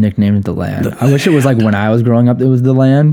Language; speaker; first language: English; native; English